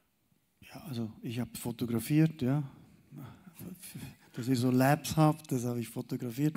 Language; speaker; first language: German; native; German